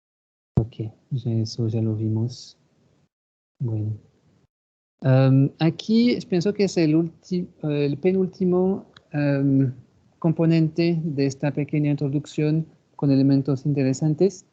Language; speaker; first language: Spanish; non-native, fluent; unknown